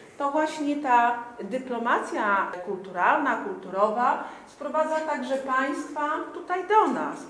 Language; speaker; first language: Polish; native; Polish